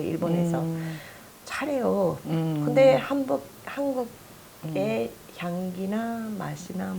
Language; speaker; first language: Korean; non-native, fluent; English